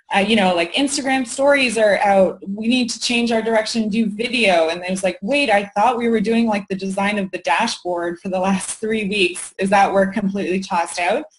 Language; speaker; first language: English; native; English